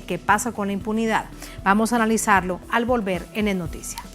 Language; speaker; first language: Spanish; native; Spanish